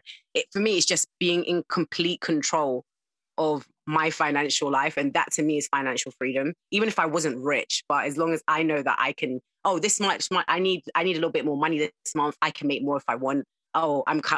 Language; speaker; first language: English; native; English